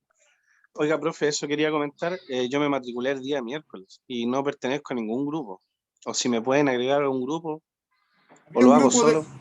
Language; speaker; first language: Spanish; native; Spanish